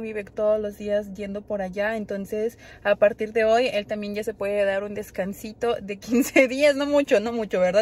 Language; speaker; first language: Spanish; native; Spanish